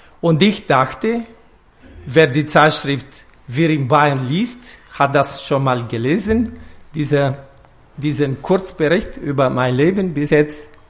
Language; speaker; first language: German; non-native, fluent; Romanian